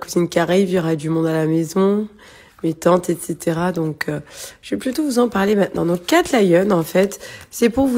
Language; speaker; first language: French; native; French